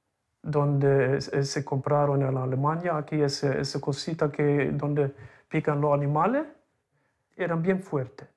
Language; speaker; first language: Spanish; non-native, local second language; German